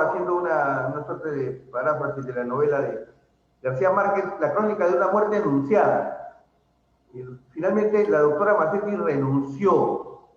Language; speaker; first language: Spanish; native; Spanish